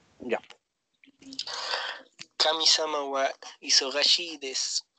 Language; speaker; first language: Japanese; non-native, learner; Spanish